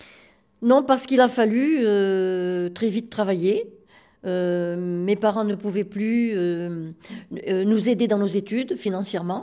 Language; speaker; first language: French; native; French